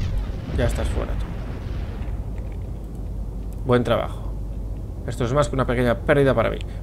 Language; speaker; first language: Spanish; native; Spanish